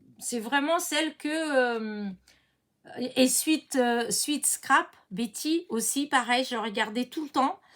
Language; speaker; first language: French; early bilingual, other home language; Portuguese